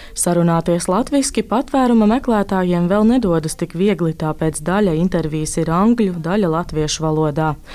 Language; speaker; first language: Latvian; native; Latvian